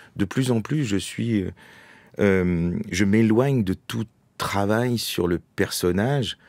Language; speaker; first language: French; native; French